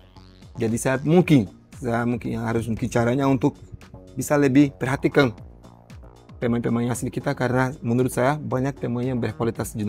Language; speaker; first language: Indonesian; non-native, learner; Portuguese